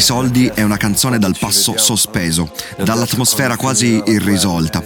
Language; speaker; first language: Italian; native; Italian